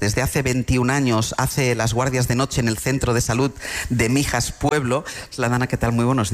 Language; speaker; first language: Spanish; native; Spanish